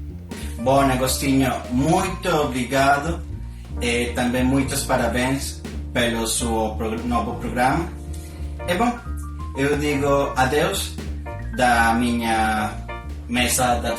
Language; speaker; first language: Portuguese; non-native, learner; Spanish